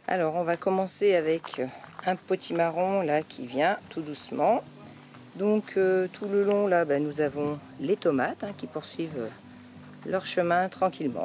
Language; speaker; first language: French; native; French